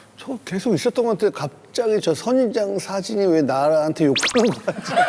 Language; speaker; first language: Korean; native; Korean